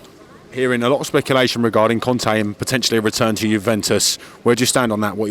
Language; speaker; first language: English; native; English